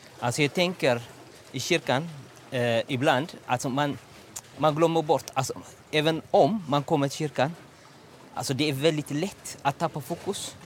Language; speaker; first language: Swedish; non-native, learner; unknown